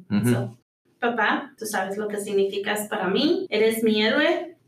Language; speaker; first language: English; early bilingual, other home language; Spanish